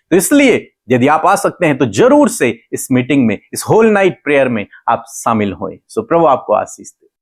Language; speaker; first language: Hindi; native; Hindi